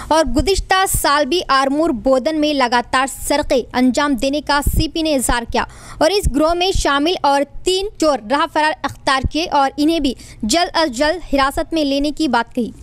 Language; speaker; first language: Urdu; native; Urdu